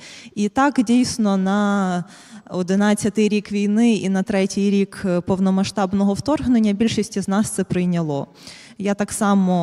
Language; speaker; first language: Ukrainian; native; Ukrainian